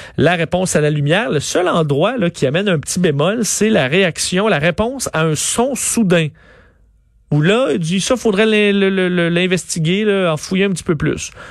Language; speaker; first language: French; native; French